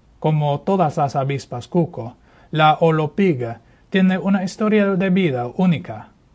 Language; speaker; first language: Spanish; non-native, fluent; English